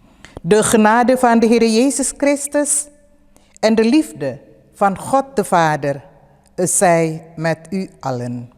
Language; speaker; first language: Dutch; early bilingual, other home language; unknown